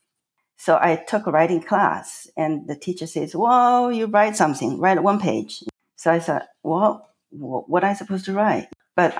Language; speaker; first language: English; non-native, fluent; Chinese